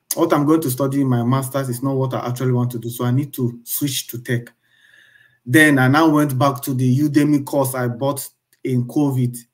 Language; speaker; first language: English; non-native, local second language; Igbo